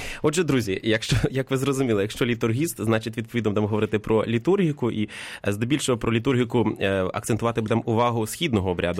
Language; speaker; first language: Ukrainian; native; Ukrainian